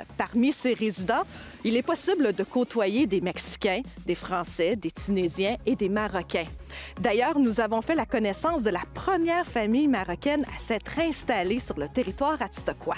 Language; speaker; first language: French; native; French